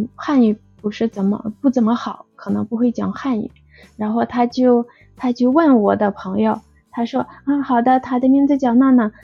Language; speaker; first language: Chinese; non-native, fluent; Russian